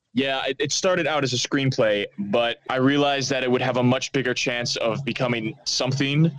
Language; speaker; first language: English; non-native, fluent; Dutch